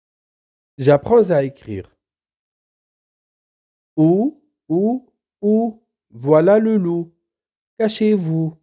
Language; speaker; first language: French; non-native, local second language; Arabic